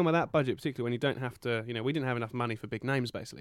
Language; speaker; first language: English; native; English